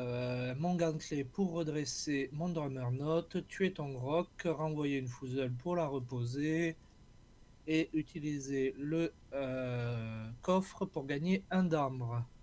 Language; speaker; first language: French; native; French